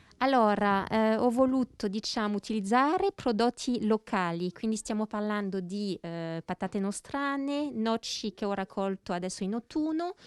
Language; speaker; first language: Italian; early bilingual, heritage; French